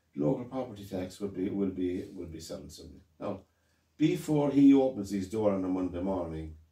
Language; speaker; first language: English; native; English